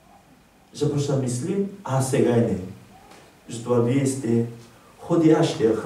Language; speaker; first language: Bulgarian; non-native, learner; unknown